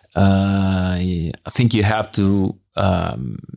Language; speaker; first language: English; non-native, fluent; Italian